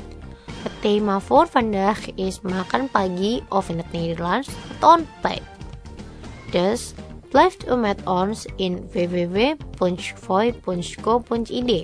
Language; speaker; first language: Dutch; non-native, fluent; Indonesian